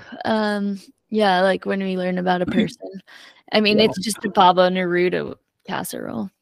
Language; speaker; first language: English; native; English